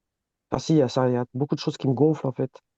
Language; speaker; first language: French; native; French